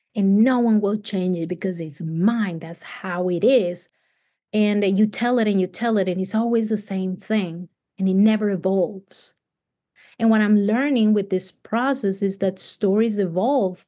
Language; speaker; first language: English; non-native, fluent; Spanish